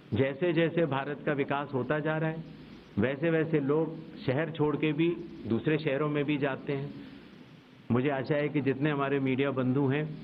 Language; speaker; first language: Hindi; native; Hindi